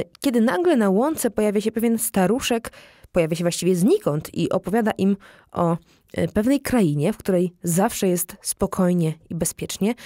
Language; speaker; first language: Polish; native; Polish